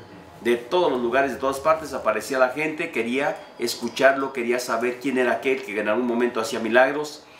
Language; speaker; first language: Spanish; native; Spanish